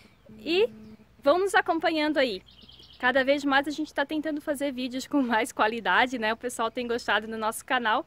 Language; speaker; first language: Portuguese; native; Portuguese